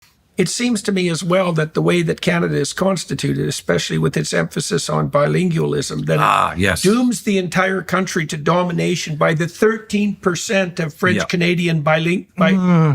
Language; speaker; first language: English; native; English